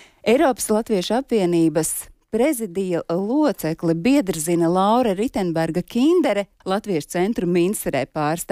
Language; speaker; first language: Latvian; native; Latvian